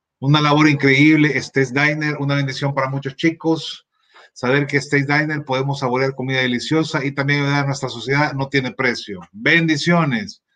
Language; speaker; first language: Spanish; native; Spanish